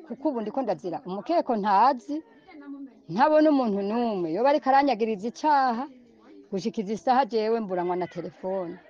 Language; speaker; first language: Rundi; native; Rundi